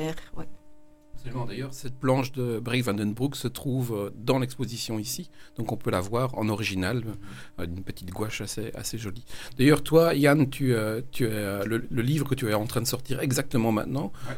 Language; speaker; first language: French; native; French